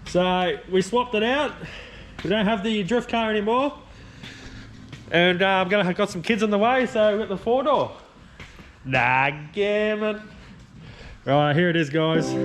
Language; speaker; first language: English; native; English